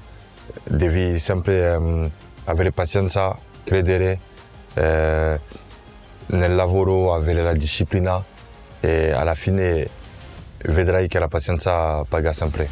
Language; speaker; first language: Italian; non-native, fluent; French